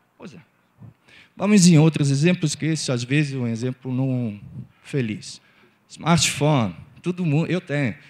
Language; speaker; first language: Portuguese; non-native, fluent; Italian